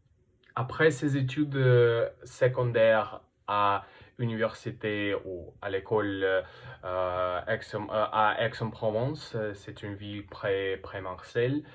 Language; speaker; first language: French; non-native, learner; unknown